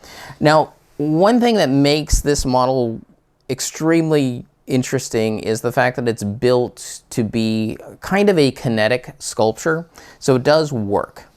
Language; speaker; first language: English; native; English